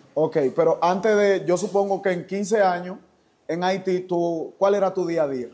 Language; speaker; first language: Spanish; native; Spanish